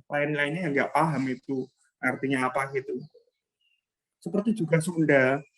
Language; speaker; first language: Indonesian; non-native, local second language; Javanese